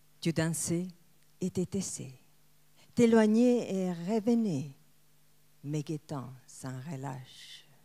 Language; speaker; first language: French; non-native, fluent; Spanish